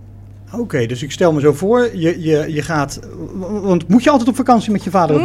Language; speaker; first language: Dutch; native; Dutch